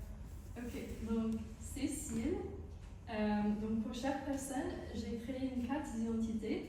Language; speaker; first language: French; non-native, fluent; English